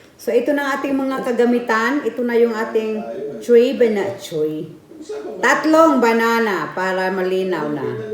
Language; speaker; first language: Filipino; non-native, local second language; Cebuano